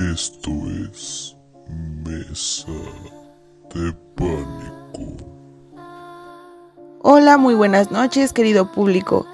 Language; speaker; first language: Spanish; native; Spanish